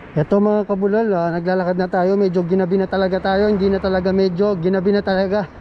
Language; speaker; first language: Filipino; native; Filipino